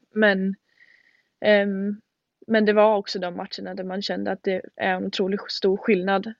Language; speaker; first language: Swedish; native; Swedish